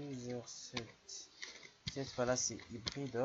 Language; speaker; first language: French; non-native, local second language; Lingala